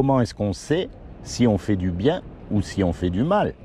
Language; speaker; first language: French; native; French